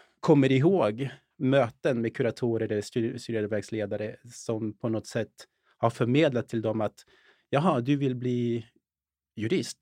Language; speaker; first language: Swedish; early bilingual, other home language; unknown